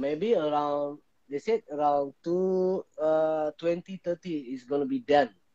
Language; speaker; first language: English; non-native, local second language; Malay